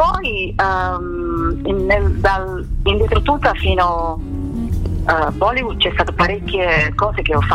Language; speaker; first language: Italian; non-native, fluent; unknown